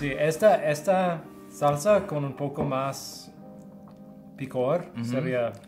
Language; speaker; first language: Spanish; non-native, learner; English